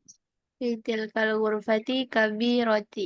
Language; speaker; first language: Arabic; non-native, learner; Indonesian